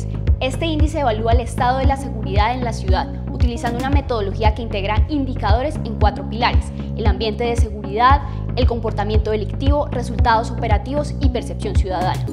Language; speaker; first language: Spanish; native; Spanish